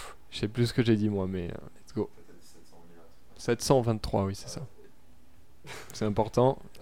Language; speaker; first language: French; native; French